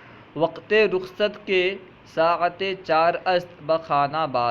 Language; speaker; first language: Persian; non-native, fluent; Urdu